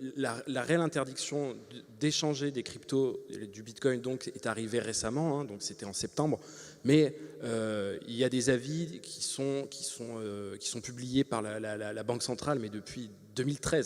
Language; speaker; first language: French; native; French